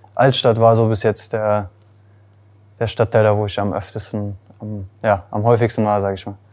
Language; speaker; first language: German; native; German